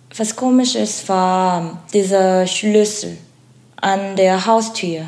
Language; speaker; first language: German; non-native, learner; Korean